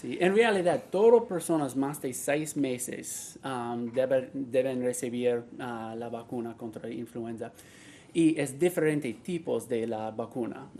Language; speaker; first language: Spanish; non-native, learner; English